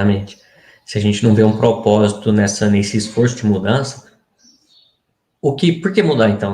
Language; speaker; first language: Portuguese; native; Portuguese